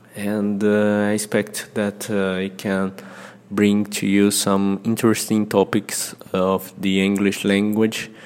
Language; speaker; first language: English; non-native, fluent; Portuguese